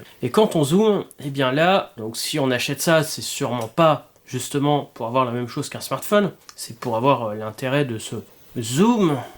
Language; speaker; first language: French; native; French